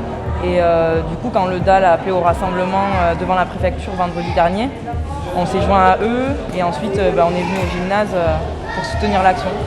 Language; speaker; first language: French; native; French